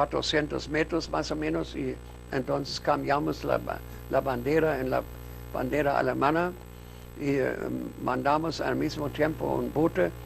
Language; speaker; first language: Spanish; non-native, fluent; German